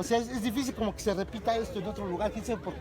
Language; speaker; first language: Spanish; native; Spanish